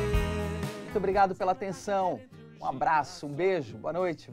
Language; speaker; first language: Portuguese; native; Portuguese